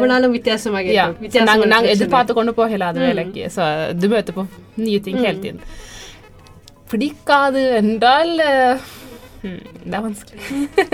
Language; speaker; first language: Norwegian; early bilingual, other home language; Tamil